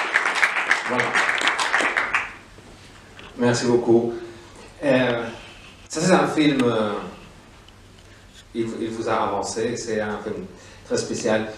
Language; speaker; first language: French; non-native, fluent; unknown